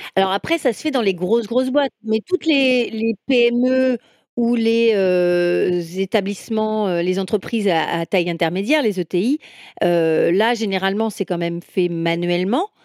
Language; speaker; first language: French; native; French